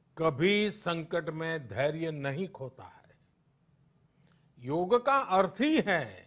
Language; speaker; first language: Hindi; non-native, local second language; Gujarati